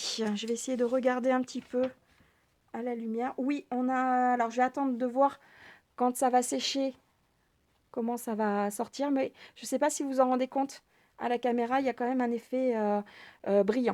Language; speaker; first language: French; native; French